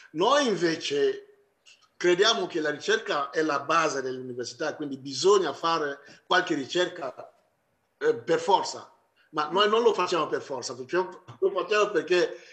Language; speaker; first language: Italian; non-native, fluent; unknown